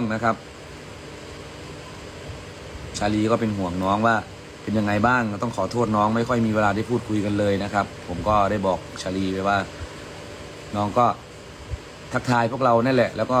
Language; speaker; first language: Thai; native; Thai